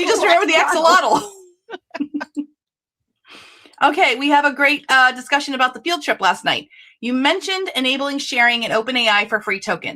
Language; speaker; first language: English; native; English